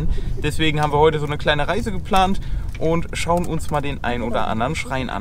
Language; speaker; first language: German; native; German